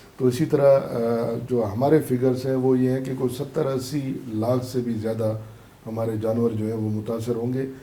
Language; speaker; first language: Urdu; non-native, local second language; Sindhi